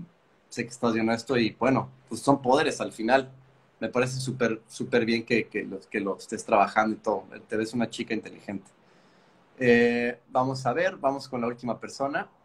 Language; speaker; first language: Spanish; native; Spanish